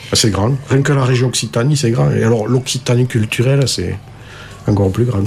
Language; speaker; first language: French; native; French